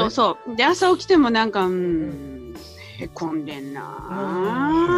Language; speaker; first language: Japanese; native; Japanese